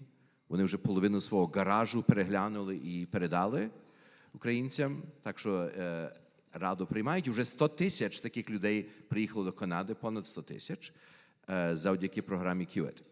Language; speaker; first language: Ukrainian; early bilingual, heritage; Ukrainian